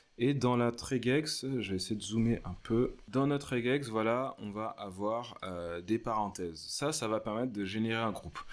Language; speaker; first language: French; native; French